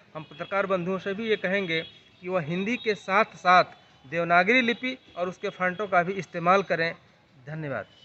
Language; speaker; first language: Hindi; native; Hindi